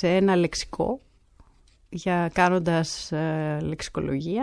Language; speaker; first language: Greek; native; Greek